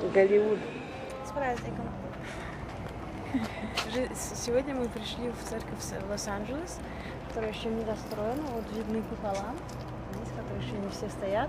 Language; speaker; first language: Russian; non-native, fluent; French